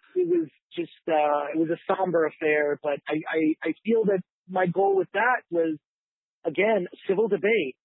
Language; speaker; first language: English; native; English